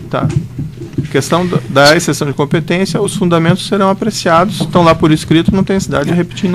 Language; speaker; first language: Portuguese; native; Portuguese